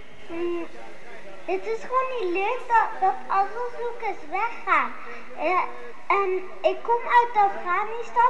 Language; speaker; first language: Dutch; early bilingual, other home language; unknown